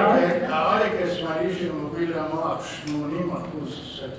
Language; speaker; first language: Hebrew; non-native, fluent; Arabic